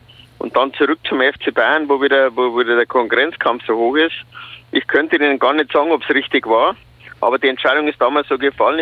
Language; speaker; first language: German; native; German